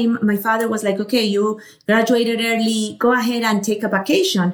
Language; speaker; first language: English; non-native, fluent; Spanish